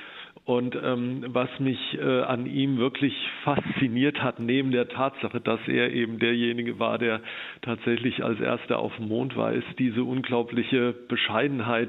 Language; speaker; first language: German; native; German